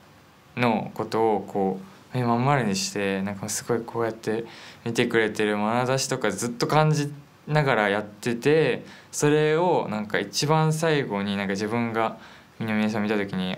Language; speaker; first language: Japanese; native; Japanese